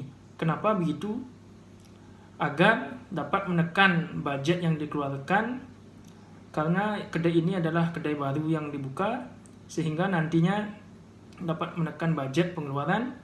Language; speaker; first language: Indonesian; native; Indonesian